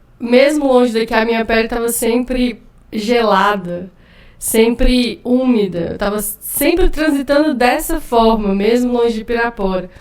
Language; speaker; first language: Portuguese; native; Portuguese